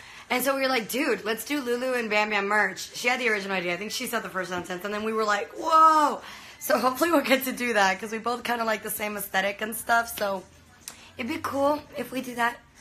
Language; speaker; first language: English; early bilingual, other home language; Spanish